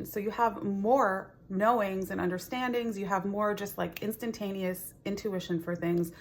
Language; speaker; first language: English; native; English